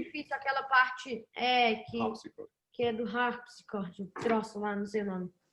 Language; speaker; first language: Portuguese; early bilingual, heritage; Portuguese